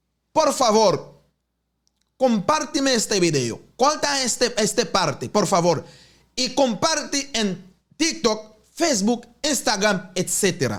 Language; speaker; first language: Spanish; non-native, learner; Haitian Creole